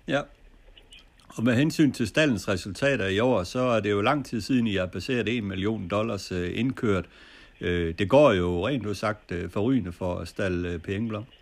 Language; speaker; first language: Danish; native; Danish